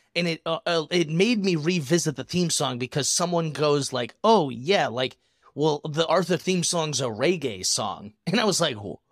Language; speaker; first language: English; native; English